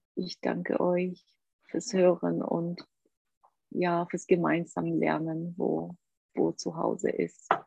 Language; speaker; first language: German; non-native, fluent; Georgian